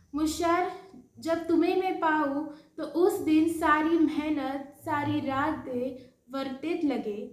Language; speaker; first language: Hindi; non-native, local second language; Marathi